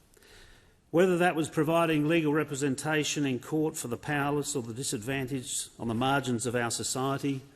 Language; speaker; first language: English; native; English